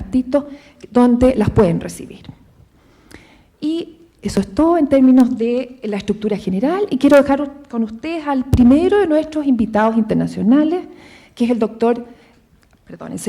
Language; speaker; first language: Spanish; native; Spanish